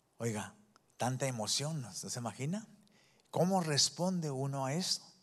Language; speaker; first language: Spanish; early bilingual, heritage; Spanish